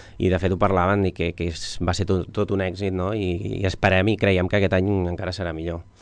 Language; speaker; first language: Catalan; native; Catalan